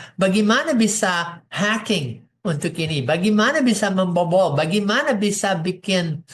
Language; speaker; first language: Indonesian; non-native, fluent; English